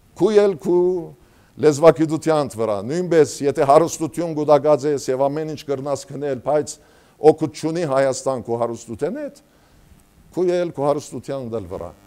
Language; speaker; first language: Armenian; early bilingual, heritage; Armenian